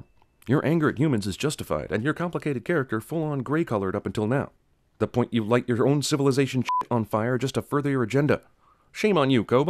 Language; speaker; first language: English; native; English